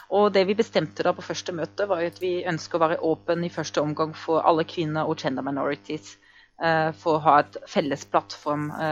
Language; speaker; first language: Norwegian; non-native, fluent; German